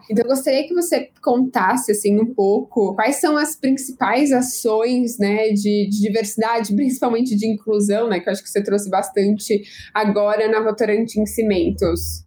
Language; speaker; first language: Portuguese; native; Portuguese